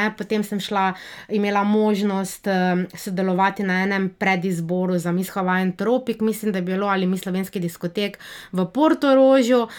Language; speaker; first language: Slovenian; native; Slovenian